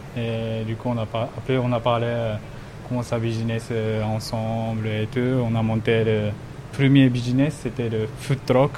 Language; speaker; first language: French; non-native, learner; Japanese